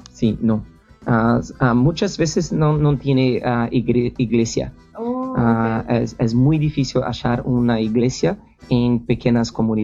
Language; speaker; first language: Spanish; non-native, learner; Portuguese